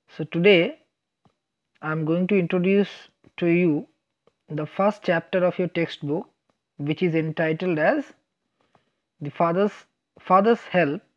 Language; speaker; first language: English; non-native, local second language; Bangla